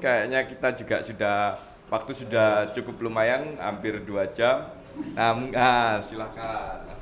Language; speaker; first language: Indonesian; non-native, local second language; Javanese